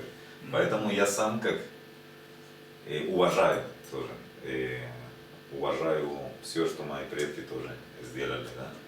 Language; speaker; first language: Russian; non-native, learner; Spanish